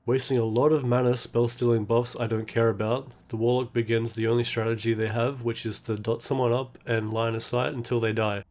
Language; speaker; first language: English; native; English